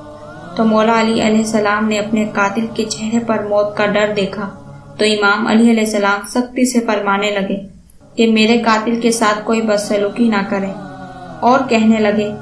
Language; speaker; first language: Urdu; native; Urdu